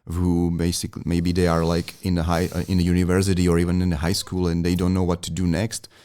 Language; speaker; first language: English; non-native, fluent; Czech